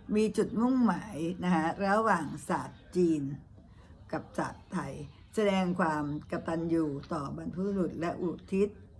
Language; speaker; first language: Thai; native; Thai